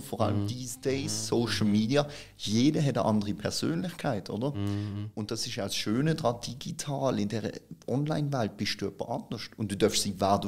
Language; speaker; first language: German; native; German